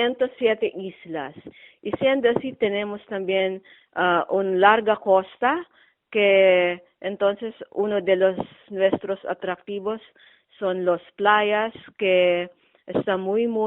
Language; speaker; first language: Spanish; non-native, fluent; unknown